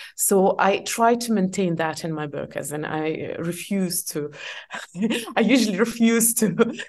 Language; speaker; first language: English; non-native, fluent; Estonian